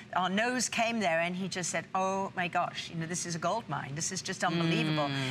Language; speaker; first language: English; native; English